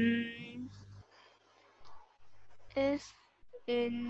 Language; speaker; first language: English; non-native, learner; Vietnamese